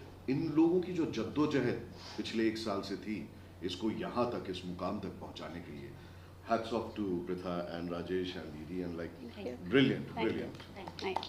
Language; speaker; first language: Hindi; native; Hindi